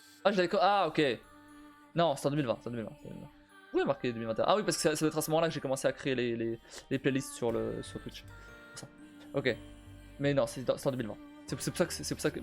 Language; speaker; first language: French; native; French